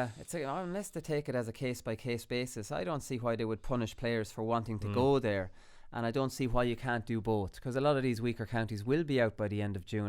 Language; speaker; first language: English; native; English